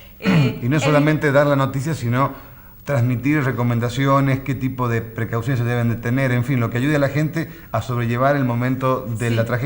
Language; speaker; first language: Spanish; native; Spanish